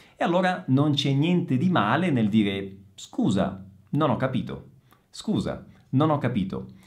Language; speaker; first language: Italian; native; Italian